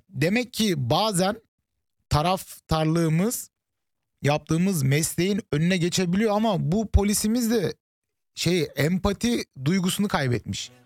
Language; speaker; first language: Turkish; early bilingual, heritage; Turkish